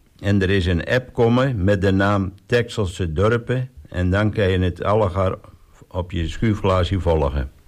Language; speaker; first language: Dutch; native; Dutch